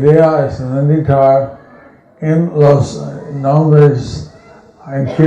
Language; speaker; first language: Spanish; non-native, learner; English